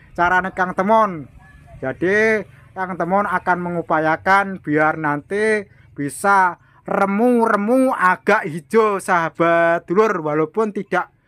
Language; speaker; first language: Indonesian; non-native, local second language; Javanese